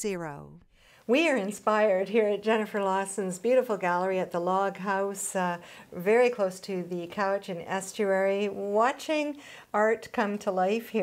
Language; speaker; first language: English; native; English